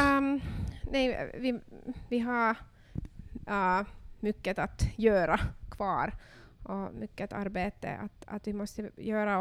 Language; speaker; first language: Swedish; non-native, local second language; Finnish